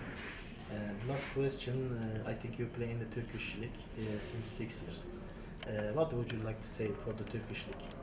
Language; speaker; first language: English; non-native, learner; Turkish